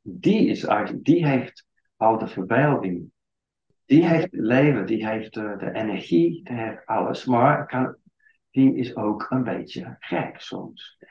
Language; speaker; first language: Dutch; non-native, fluent; English